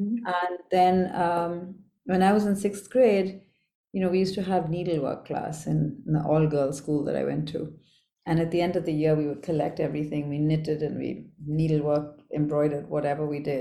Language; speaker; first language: English; non-native, local second language; Bangla